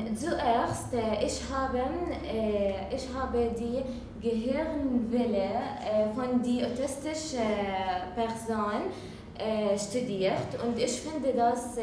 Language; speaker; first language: German; non-native, learner; Arabic